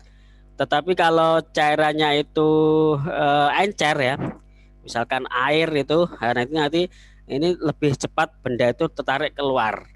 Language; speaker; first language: Indonesian; native; Indonesian